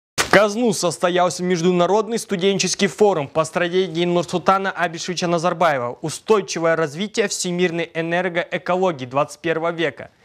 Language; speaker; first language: Russian; non-native, local second language; Kazakh